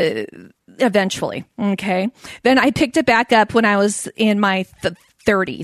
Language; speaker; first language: English; native; English